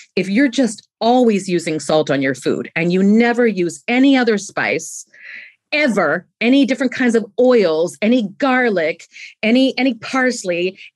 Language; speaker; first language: English; native; English